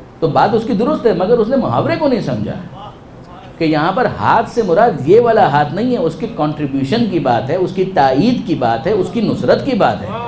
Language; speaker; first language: Urdu; non-native, local second language; Gujarati